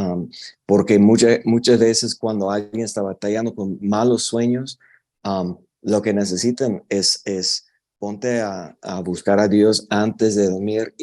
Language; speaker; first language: Spanish; non-native, fluent; English